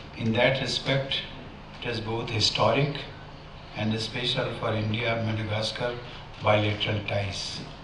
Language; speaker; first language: English; non-native, local second language; Hindi